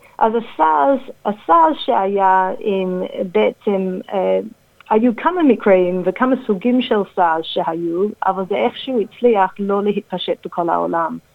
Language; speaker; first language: Hebrew; non-native, fluent; English